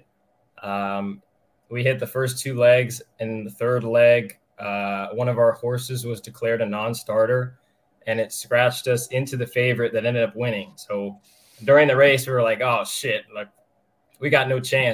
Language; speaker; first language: English; native; English